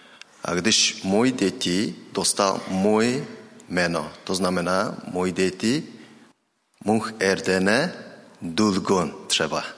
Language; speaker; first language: Czech; non-native, learner; Mongolian